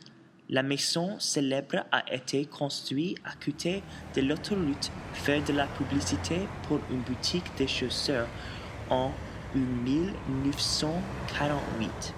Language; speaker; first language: French; non-native, learner; English